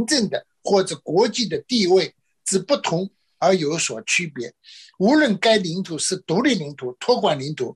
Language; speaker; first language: Chinese; native; Chinese